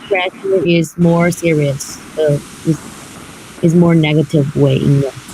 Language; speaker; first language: English; non-native, learner; Chinese